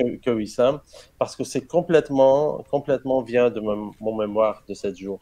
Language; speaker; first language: French; non-native, learner; Arabic